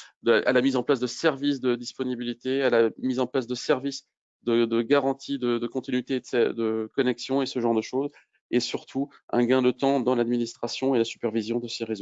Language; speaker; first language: French; native; French